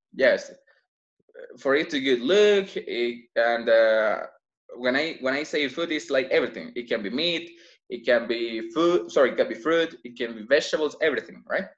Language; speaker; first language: English; non-native, fluent; Spanish